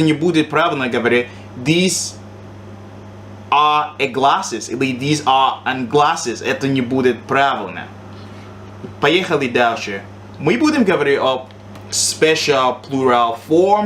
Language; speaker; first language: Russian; non-native, learner; English